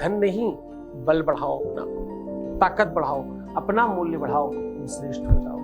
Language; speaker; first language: Hindi; native; Hindi